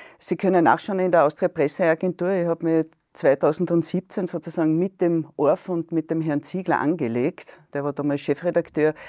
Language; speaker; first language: German; native; German